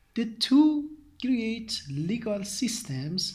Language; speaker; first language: English; non-native, fluent; Persian